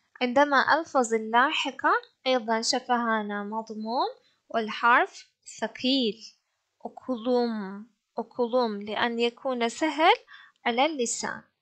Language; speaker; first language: Arabic; non-native, fluent; Turkish